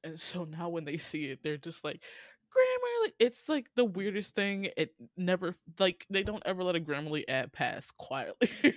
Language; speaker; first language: English; native; English